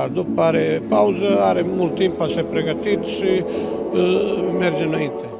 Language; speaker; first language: Romanian; non-native, learner; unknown